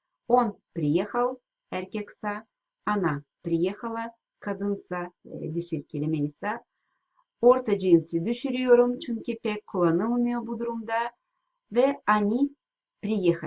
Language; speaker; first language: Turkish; non-native, fluent; Russian